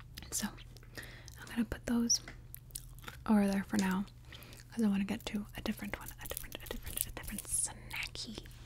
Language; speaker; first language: English; native; English